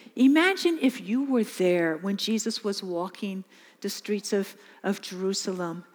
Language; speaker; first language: English; native; English